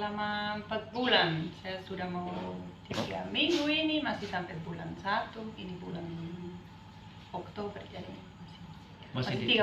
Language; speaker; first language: Indonesian; non-native, fluent; Dutch